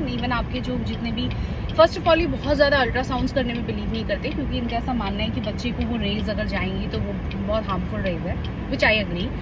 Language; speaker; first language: Hindi; native; Hindi